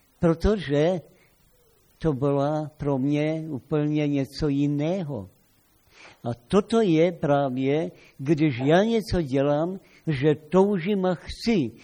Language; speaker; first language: Czech; native; Czech